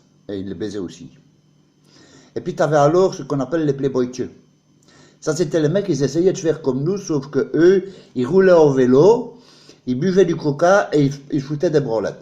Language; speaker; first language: French; native; French